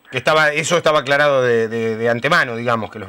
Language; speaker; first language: Spanish; native; Spanish